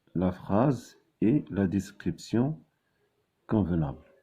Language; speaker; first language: French; non-native, local second language; Arabic